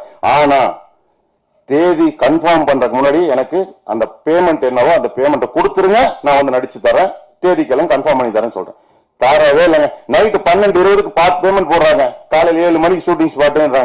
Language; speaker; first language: Tamil; native; Tamil